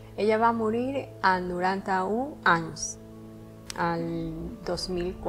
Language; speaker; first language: Catalan; non-native, learner; Spanish